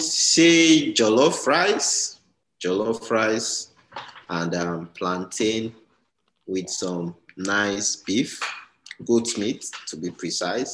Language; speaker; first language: English; non-native, local second language; Yoruba